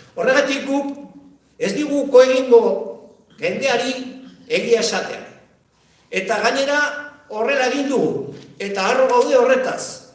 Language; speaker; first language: Basque; native; Basque